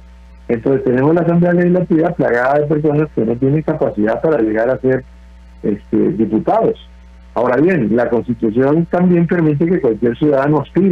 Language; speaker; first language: Spanish; native; Spanish